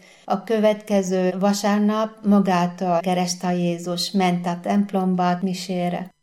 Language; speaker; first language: Hungarian; non-native, learner; Arabic